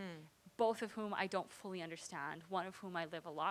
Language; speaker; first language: English; native; English